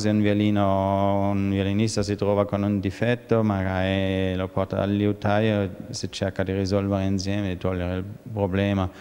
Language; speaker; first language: Italian; non-native, fluent; German